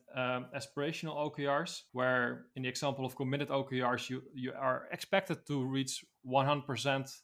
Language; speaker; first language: English; non-native, fluent; Dutch